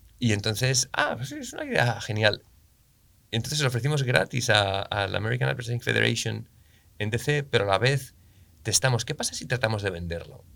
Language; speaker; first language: Spanish; native; Spanish